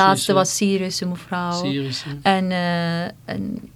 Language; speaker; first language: Dutch; non-native, fluent; Turkish